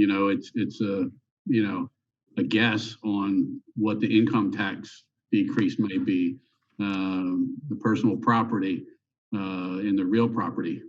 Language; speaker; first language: English; native; English